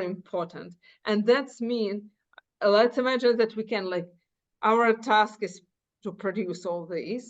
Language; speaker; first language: English; non-native, fluent; Ukrainian